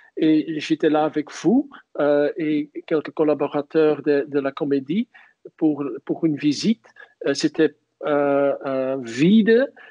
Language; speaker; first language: French; non-native, fluent; Dutch